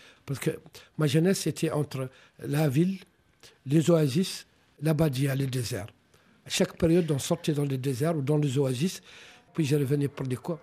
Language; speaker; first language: French; non-native, local second language; Arabic